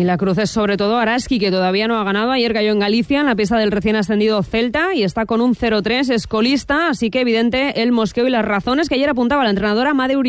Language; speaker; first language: Spanish; native; Spanish